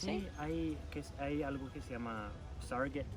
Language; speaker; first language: Spanish; non-native, fluent; English